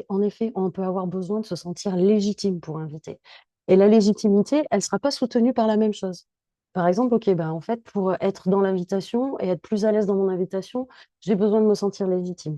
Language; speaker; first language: French; native; French